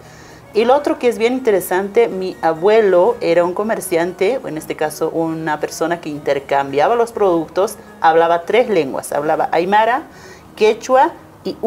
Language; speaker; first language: Spanish; non-native, local second language; Aymara